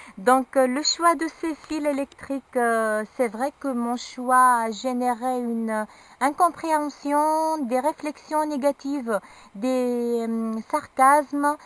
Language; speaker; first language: French; non-native, local second language; Arabic